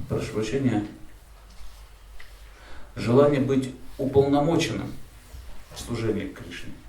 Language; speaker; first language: Russian; native; Russian